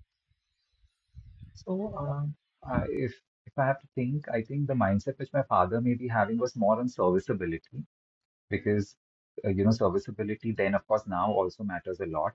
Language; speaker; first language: English; non-native, local second language; Hindi